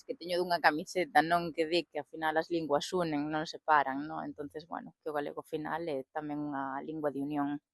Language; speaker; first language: Galician; non-native, local second language; Spanish